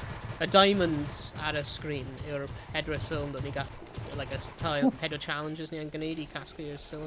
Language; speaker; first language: Welsh; native; Welsh